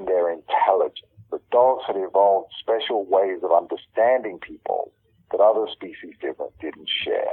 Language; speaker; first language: English; native; English